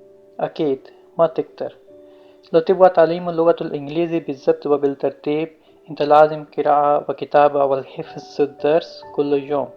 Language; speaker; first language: Arabic; non-native, learner; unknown